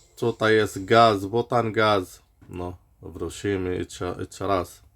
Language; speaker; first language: Polish; non-native, learner; Arabic